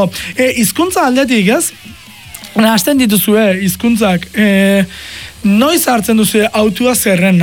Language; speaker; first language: Basque; native; Basque